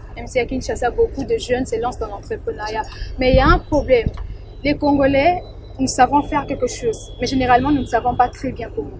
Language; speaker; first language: French; non-native, local second language; Lingala